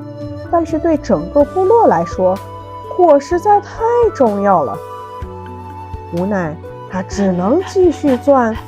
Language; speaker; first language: Chinese; native; Chinese